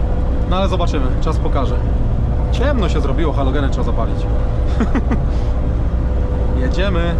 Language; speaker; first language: Polish; native; Polish